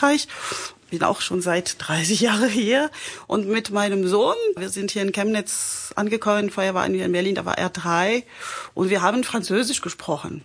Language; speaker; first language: German; non-native, fluent; French